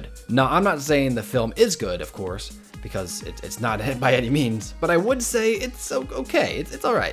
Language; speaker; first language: English; native; English